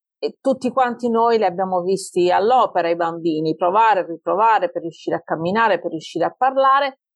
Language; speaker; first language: Italian; native; Italian